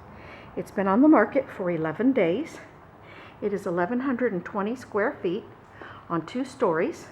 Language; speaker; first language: English; native; English